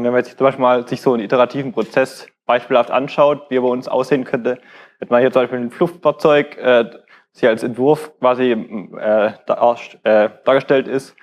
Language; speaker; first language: German; native; German